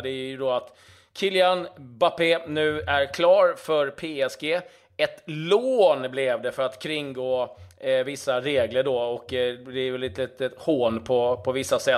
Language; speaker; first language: Swedish; native; Swedish